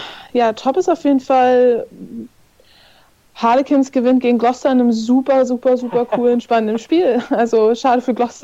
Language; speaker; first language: German; native; German